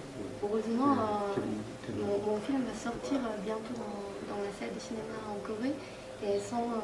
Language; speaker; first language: French; non-native, fluent; Korean